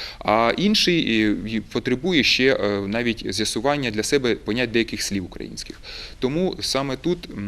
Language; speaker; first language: Ukrainian; native; Ukrainian